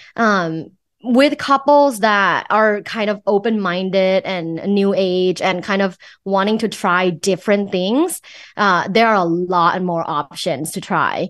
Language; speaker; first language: English; non-native, fluent; Thai